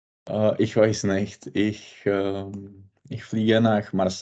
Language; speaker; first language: German; non-native, learner; Czech